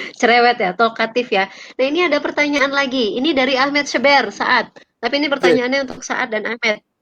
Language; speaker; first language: Indonesian; native; Indonesian